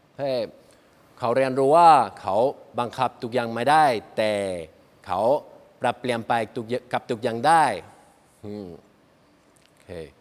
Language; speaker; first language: Thai; non-native, learner; Spanish